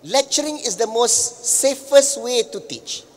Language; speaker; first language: English; non-native, local second language; Malay